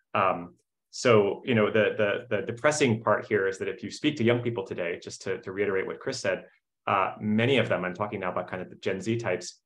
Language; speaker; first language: English; native; English